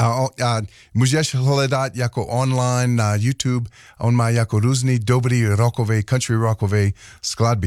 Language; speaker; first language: Czech; non-native, learner; English